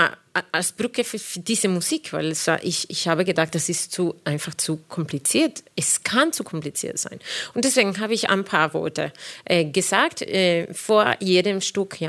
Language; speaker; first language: German; non-native, fluent; Spanish